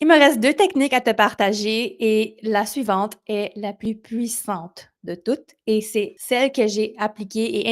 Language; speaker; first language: French; native; French